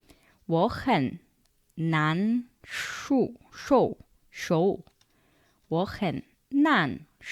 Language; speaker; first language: Chinese; non-native, learner; English